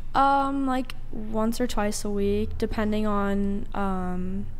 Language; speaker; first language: English; native; English